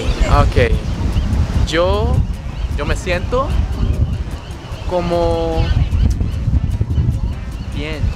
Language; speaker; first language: Spanish; early bilingual, heritage; English